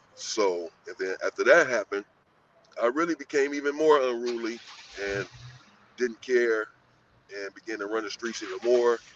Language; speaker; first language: English; native; English